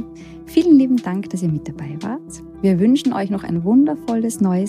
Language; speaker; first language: German; native; German